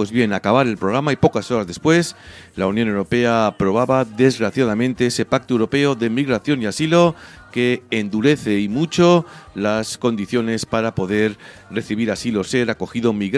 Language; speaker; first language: Spanish; native; Spanish